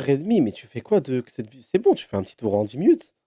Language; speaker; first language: French; native; French